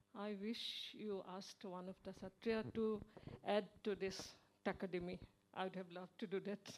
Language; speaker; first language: English; non-native, local second language; Assamese